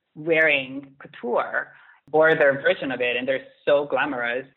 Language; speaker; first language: English; non-native, fluent; Italian